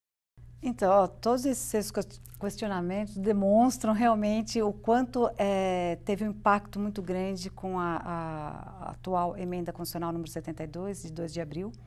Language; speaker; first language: Portuguese; native; Portuguese